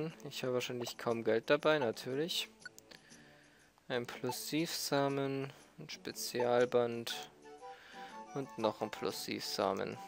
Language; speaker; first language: German; native; German